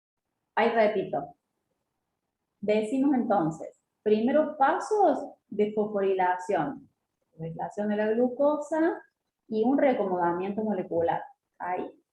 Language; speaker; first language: Spanish; native; Spanish